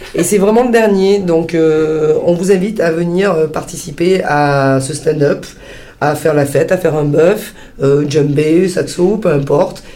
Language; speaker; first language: French; early bilingual, heritage; Italian